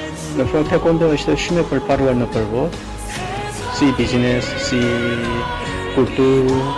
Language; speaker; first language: Albanian; non-native, fluent; Korean